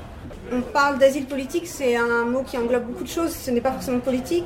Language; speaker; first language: French; native; French